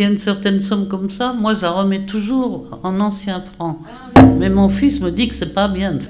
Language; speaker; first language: French; native; French